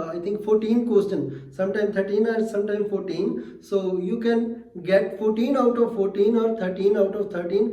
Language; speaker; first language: English; non-native, local second language; Punjabi